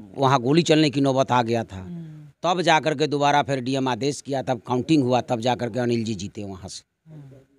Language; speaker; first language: Hindi; native; Hindi